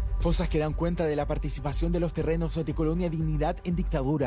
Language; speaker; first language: Spanish; native; Spanish